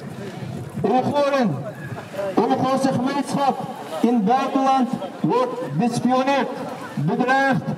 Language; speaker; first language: Dutch; non-native, fluent; Uyghur